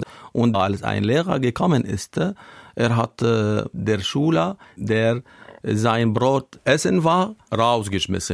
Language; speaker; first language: German; non-native, learner; Arabic